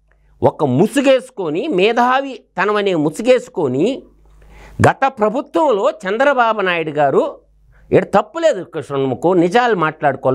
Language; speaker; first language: Telugu; native; Telugu